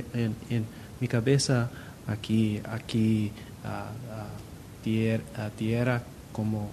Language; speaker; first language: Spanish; non-native, learner; English